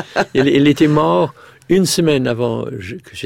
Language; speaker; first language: French; non-native, fluent; English